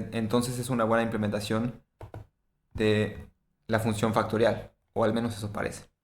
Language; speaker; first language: Spanish; native; Spanish